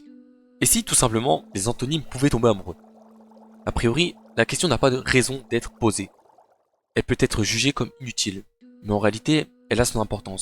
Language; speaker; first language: French; native; French